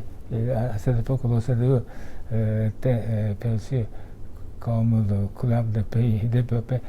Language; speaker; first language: French; non-native, fluent; Japanese